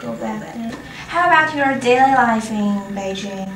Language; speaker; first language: English; non-native, fluent; Chinese